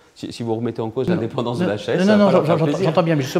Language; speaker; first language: French; native; French